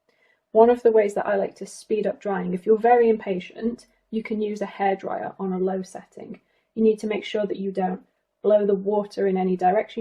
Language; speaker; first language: English; native; English